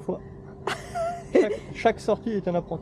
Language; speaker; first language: French; native; French